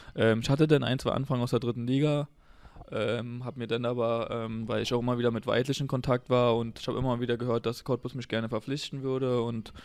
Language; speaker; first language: German; native; German